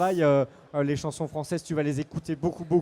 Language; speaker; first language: French; native; French